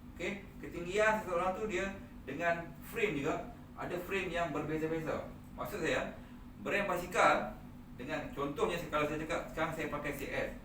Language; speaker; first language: Malay; native; Malay